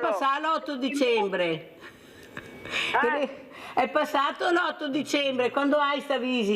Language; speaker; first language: Italian; native; Italian